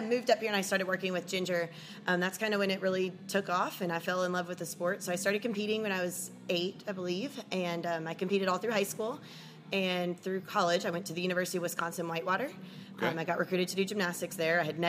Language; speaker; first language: English; native; English